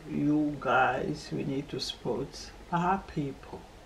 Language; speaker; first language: English; non-native, learner; Lingala